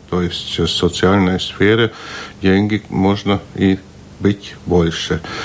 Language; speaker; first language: Russian; non-native, local second language; Latvian